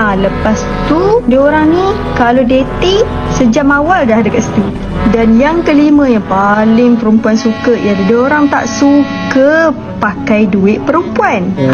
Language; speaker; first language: Malay; native; Malay